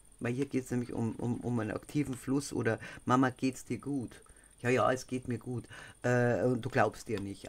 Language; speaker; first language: German; native; German